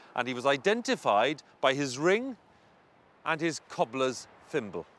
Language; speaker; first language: English; non-native, local second language; Welsh